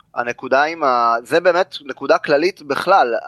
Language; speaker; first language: Hebrew; early bilingual, other home language; Afrikaans